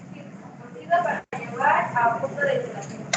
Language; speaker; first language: Spanish; native; Spanish